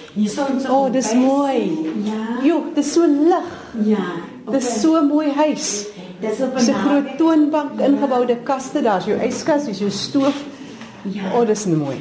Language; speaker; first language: Afrikaans; native; Afrikaans